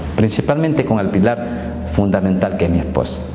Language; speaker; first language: Spanish; native; Spanish